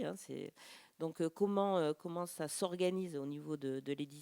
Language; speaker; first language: French; native; French